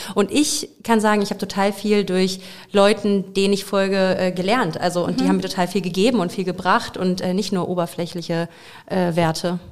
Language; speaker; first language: German; native; German